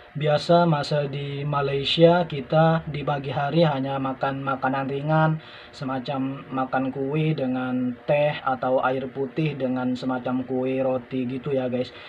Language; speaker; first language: Indonesian; non-native, local second language; Madurese